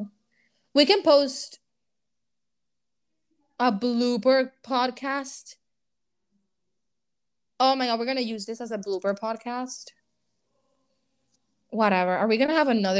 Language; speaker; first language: English; non-native, fluent; Spanish